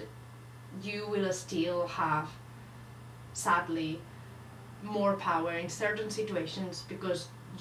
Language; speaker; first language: English; non-native, fluent; Spanish